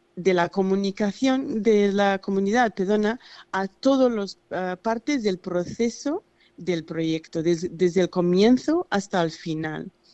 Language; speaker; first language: Spanish; non-native, fluent; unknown